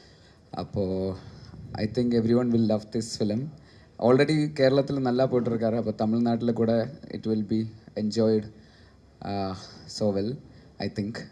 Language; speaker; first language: Tamil; non-native, learner; Malayalam